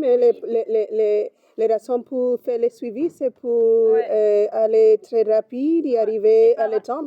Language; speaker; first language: French; non-native, learner; English